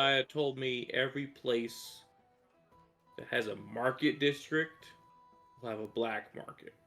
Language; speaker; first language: English; native; English